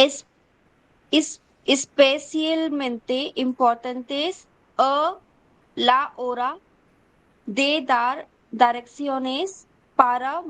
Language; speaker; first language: Spanish; non-native, learner; Hindi